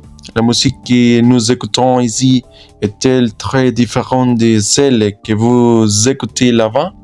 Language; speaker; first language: French; non-native, learner; Spanish